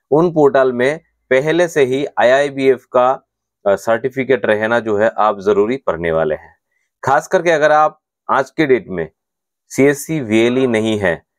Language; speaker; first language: Hindi; non-native, local second language; Bangla